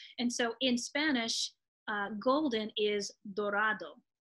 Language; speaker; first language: English; native; English